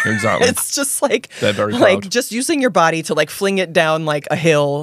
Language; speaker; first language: English; native; English